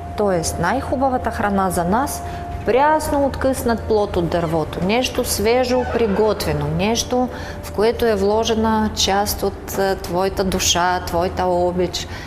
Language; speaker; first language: Bulgarian; native; Bulgarian